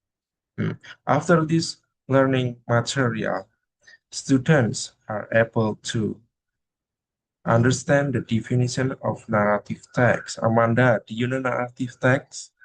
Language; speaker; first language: English; non-native, learner; Indonesian